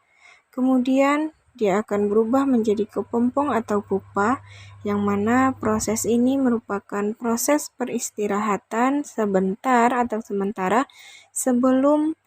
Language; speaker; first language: Indonesian; native; Indonesian